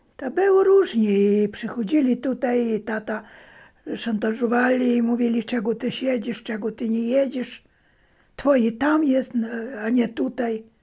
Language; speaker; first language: Polish; early bilingual, heritage; Polish